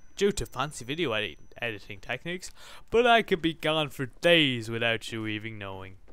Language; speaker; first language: English; native; English